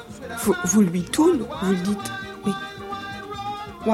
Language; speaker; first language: French; non-native, fluent; English